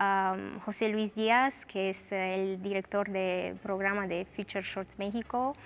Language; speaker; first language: Spanish; non-native, fluent; Romanian